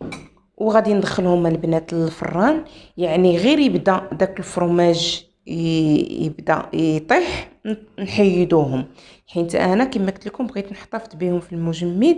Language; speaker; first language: Arabic; native; Arabic